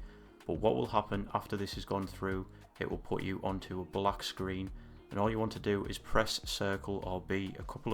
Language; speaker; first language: English; native; English